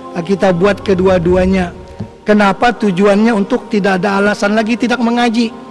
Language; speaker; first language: Indonesian; non-native, local second language; Banjar